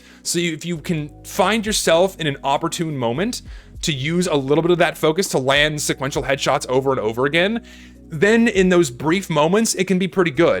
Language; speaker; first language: English; native; English